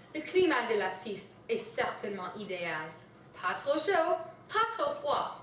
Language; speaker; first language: French; non-native, learner; English